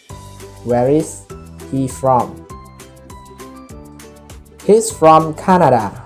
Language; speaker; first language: English; non-native, learner; Indonesian